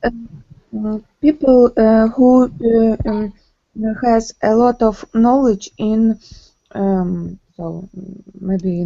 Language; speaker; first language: English; non-native, learner; Ukrainian